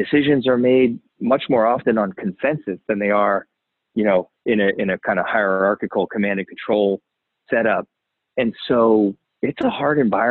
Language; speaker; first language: English; native; English